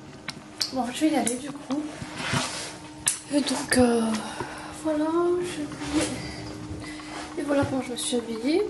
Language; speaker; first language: French; native; French